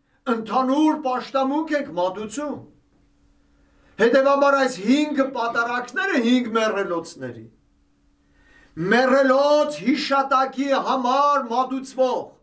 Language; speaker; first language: Armenian; native; Armenian